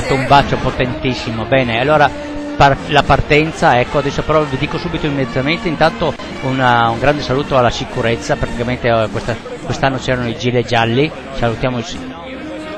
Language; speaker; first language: Italian; native; Italian